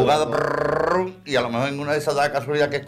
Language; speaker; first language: Spanish; native; Spanish